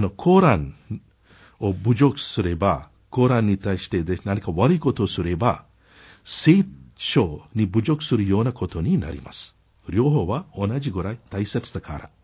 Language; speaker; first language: Japanese; non-native, fluent; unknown